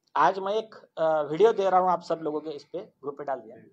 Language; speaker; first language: Hindi; non-native, local second language; Marathi